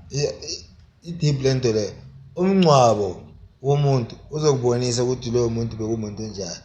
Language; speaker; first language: Zulu; native; Zulu